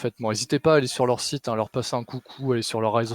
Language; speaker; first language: French; native; French